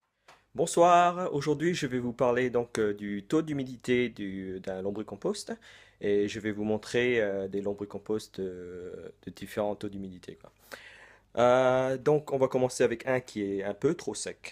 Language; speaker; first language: French; native; French